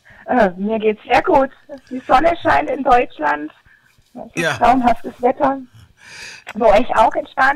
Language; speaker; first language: German; native; German